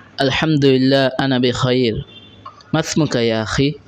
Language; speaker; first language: Arabic; non-native, learner; Bangla